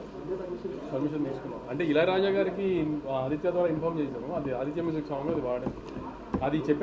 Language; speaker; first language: Telugu; native; Telugu